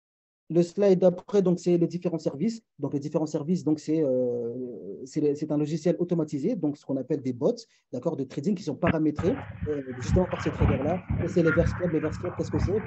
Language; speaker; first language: French; native; French